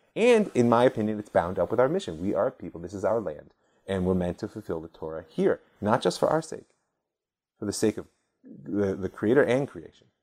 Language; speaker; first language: English; native; English